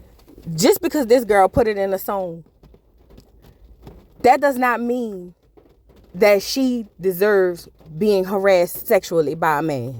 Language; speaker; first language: English; native; English